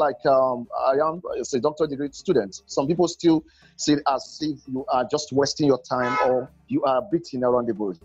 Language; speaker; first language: English; non-native, local second language; Igbo